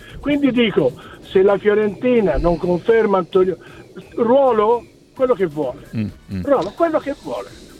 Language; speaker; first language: Italian; native; Italian